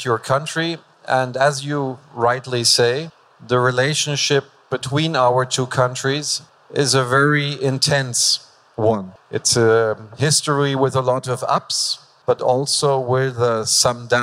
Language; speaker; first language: English; non-native, fluent; German